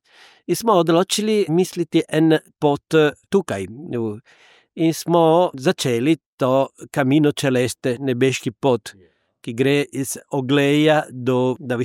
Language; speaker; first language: Slovenian; non-native, learner; Italian